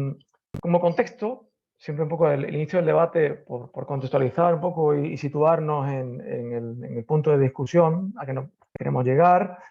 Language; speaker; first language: Spanish; native; Spanish